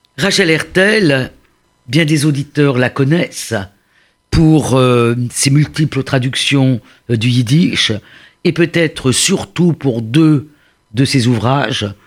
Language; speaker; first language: French; native; French